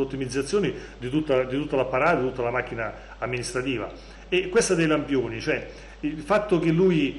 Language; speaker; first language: Italian; native; Italian